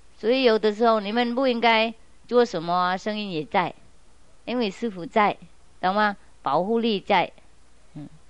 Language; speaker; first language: Chinese; non-native, fluent; Vietnamese